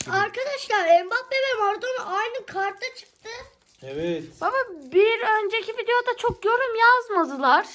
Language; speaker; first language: Turkish; native; Turkish